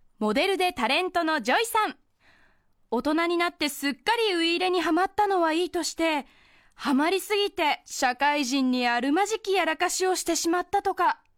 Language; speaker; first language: Japanese; native; Japanese